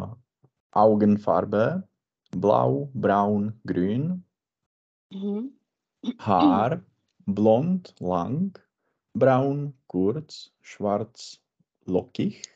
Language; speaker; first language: German; non-native, learner; Czech